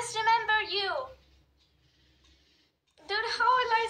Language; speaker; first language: English; non-native, learner; Hindi